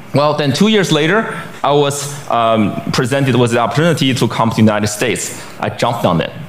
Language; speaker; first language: English; non-native, fluent; Chinese